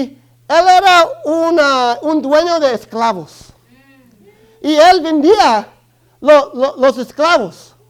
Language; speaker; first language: Spanish; early bilingual, other home language; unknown